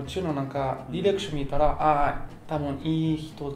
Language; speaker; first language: Japanese; non-native, learner; French